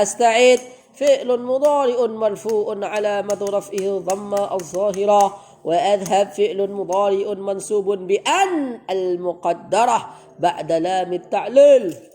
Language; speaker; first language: Arabic; non-native, fluent; Indonesian